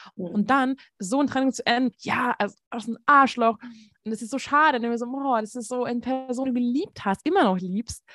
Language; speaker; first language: German; non-native, fluent; Hungarian